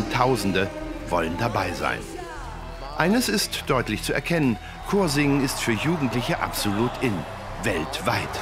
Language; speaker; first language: German; native; German